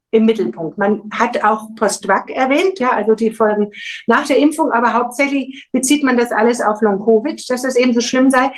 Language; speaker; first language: German; native; German